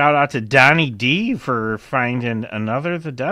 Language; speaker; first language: English; native; English